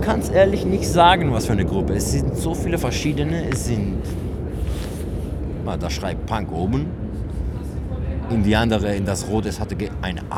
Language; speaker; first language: German; non-native, learner; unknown